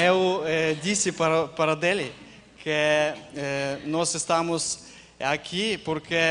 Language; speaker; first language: Portuguese; non-native, learner; Ukrainian